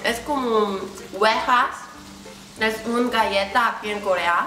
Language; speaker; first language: Spanish; non-native, learner; Korean